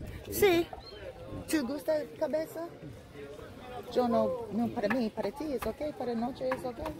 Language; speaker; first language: Spanish; non-native, learner; English